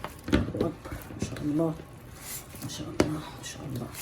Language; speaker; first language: Arabic; native; Arabic